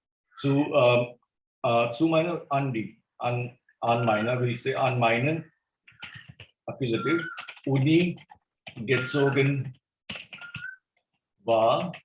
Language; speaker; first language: German; non-native, fluent; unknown